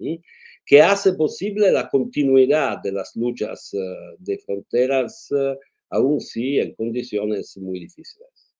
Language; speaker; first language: Spanish; non-native, fluent; Italian